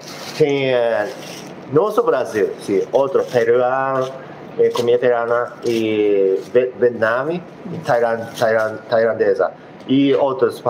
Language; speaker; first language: Portuguese; non-native, learner; Japanese